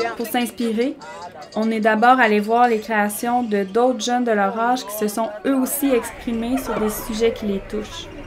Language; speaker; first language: French; native; French